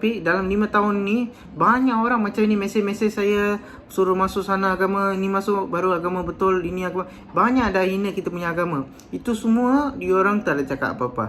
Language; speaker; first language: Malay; non-native, local second language; Tamil